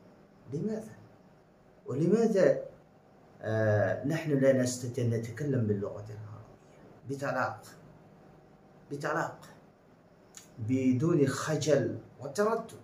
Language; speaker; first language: Arabic; non-native, fluent; Bangla